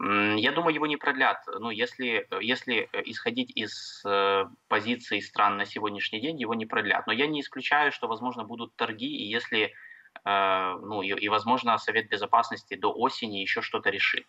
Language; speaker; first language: Russian; native; Russian